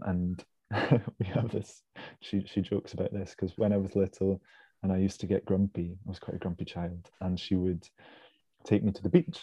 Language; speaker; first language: English; native; English